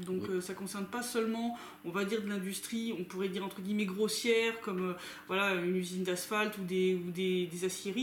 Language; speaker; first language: French; native; French